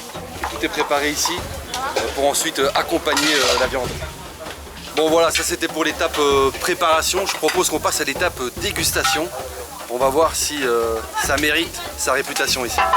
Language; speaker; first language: French; native; French